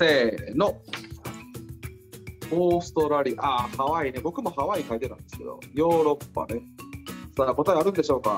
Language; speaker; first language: Japanese; native; Japanese